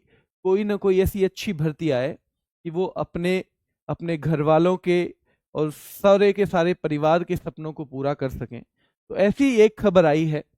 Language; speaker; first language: Hindi; native; Hindi